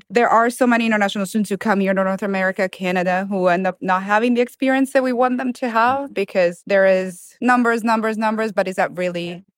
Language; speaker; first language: English; non-native, fluent; Italian